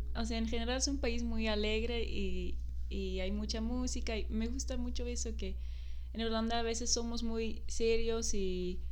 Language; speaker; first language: Spanish; non-native, fluent; Dutch